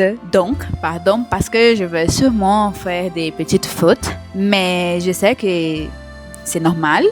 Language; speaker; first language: French; non-native, learner; Portuguese